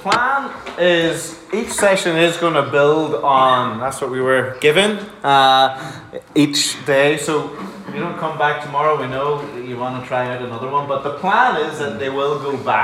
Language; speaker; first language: English; native; English